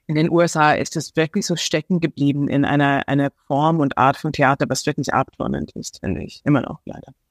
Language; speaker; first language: German; non-native, fluent; English